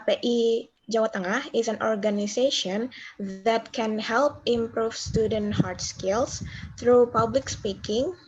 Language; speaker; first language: English; non-native, learner; Indonesian